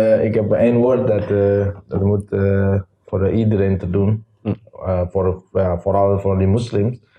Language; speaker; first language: Dutch; non-native, learner; Indonesian